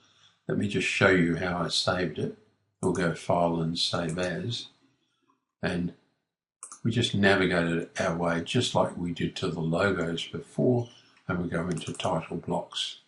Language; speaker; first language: English; native; English